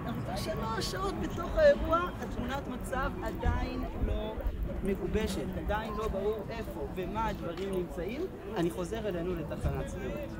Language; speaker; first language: Hebrew; native; Hebrew